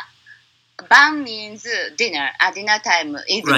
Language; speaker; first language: English; non-native, learner; Japanese